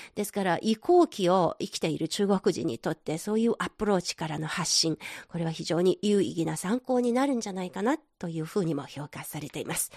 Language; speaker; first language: Japanese; non-native, fluent; Chinese